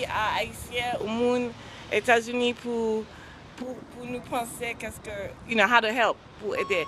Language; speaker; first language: French; non-native, learner; English